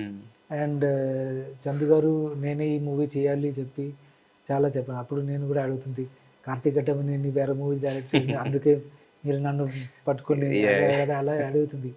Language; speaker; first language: Telugu; non-native, learner; Malayalam